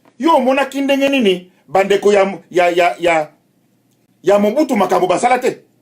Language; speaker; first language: Lingala; non-native, local second language; Luba-Lulua